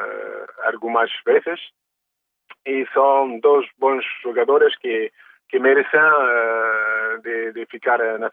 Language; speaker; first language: Portuguese; early bilingual, heritage; French